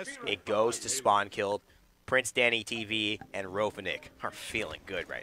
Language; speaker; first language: English; native; English